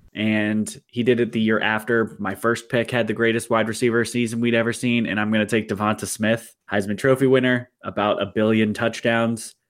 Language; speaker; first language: English; native; English